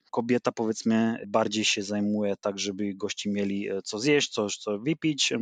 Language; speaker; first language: Polish; non-native, fluent; Macedonian